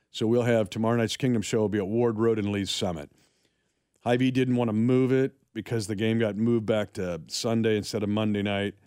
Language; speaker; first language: English; native; English